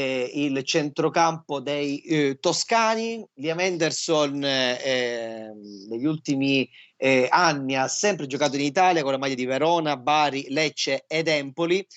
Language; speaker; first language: Italian; native; Italian